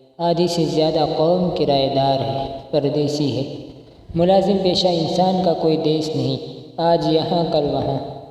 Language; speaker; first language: Urdu; non-native, local second language; Punjabi